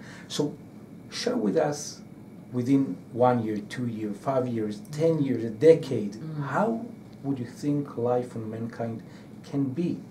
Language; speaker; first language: English; non-native, fluent; Hebrew